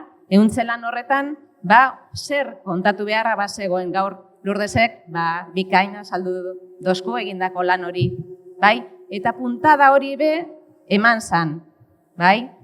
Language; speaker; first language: Basque; native; Basque